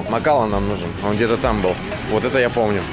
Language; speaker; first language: Russian; native; Russian